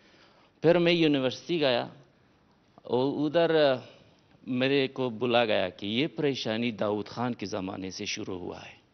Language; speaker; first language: Hindi; non-native, fluent; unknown